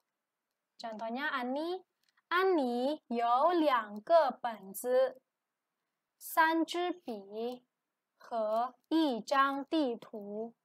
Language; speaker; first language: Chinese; non-native, fluent; Indonesian